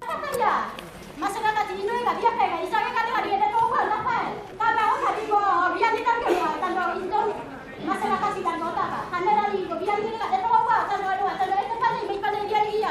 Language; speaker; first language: Indonesian; non-native, local second language; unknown